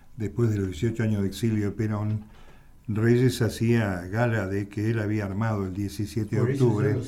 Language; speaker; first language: Spanish; native; Spanish